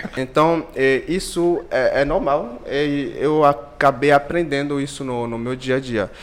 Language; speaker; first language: Portuguese; non-native, fluent; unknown